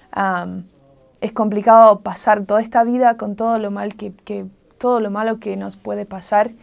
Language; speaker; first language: Spanish; non-native, fluent; English